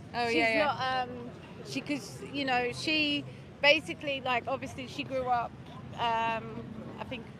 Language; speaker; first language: English; native; English